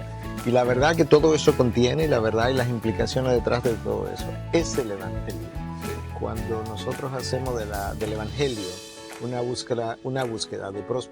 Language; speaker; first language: Spanish; native; Spanish